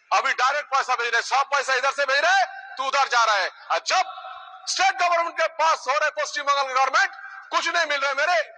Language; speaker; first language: Hindi; non-native, local second language; Bangla